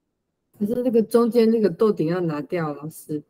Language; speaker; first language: Chinese; native; Chinese